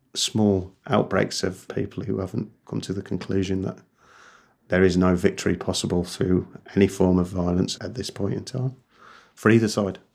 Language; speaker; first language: English; native; English